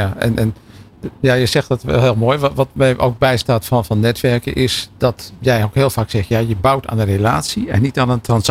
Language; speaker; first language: Dutch; native; Dutch